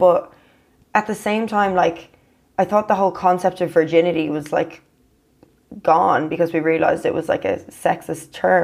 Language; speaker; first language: English; native; English